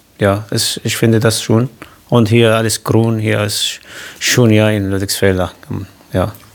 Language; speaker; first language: German; non-native, learner; Kurdish